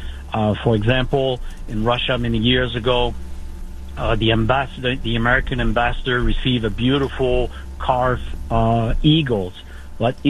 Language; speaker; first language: English; non-native, local second language; French